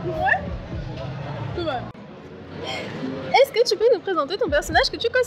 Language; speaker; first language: French; native; French